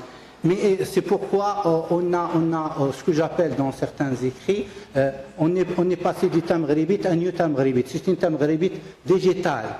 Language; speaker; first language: French; non-native, local second language; Arabic